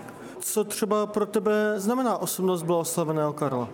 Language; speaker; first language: Czech; native; Czech